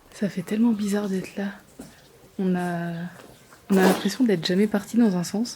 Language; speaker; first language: French; native; French